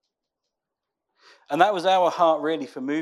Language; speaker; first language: English; native; English